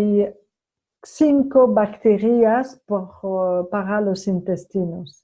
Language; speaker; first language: Spanish; non-native, fluent; French